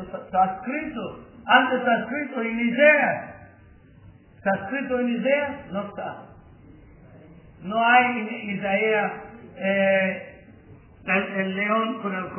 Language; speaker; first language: Spanish; non-native, learner; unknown